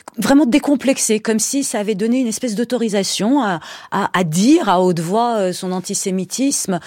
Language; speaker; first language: French; early bilingual, other home language; Persian